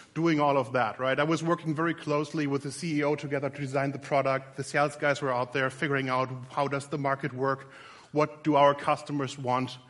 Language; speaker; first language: English; non-native, fluent; German